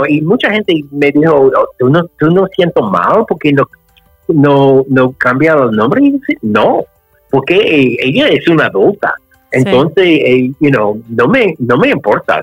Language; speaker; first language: Spanish; non-native, learner; English